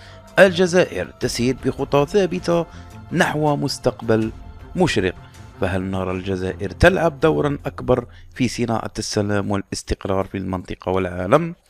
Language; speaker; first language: Arabic; native; Arabic